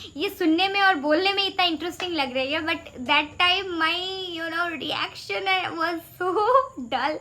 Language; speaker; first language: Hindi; non-native, local second language; Bangla